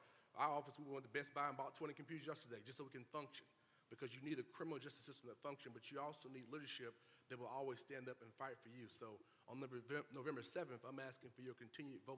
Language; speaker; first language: English; native; English